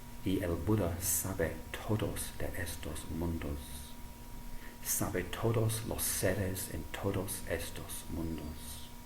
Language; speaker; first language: Spanish; non-native, fluent; English